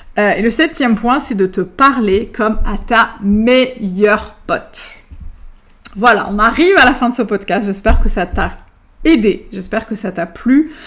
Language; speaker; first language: French; native; French